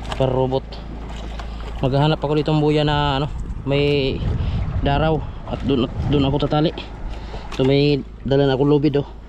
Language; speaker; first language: Filipino; native; Filipino